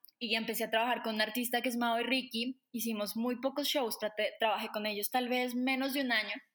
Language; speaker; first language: Spanish; native; Spanish